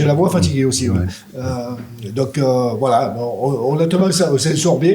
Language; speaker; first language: French; native; French